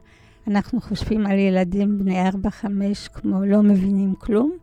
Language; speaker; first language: Hebrew; early bilingual, other home language; Polish